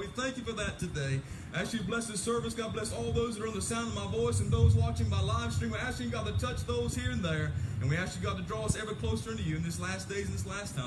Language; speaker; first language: English; native; English